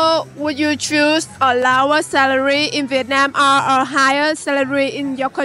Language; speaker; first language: English; non-native, learner; Vietnamese